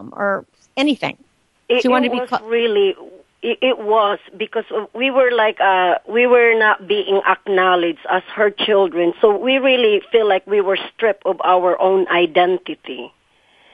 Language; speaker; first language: English; non-native, local second language; Cebuano